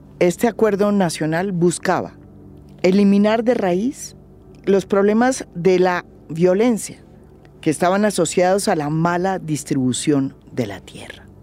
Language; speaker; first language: Spanish; native; Spanish